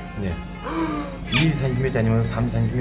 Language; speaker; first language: Korean; non-native, learner; Mongolian